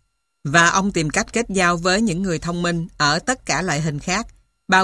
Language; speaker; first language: Vietnamese; native; Vietnamese